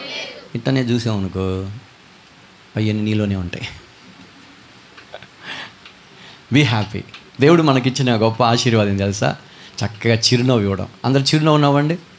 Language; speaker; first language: Telugu; native; Telugu